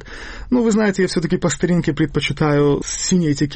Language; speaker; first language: Russian; native; Russian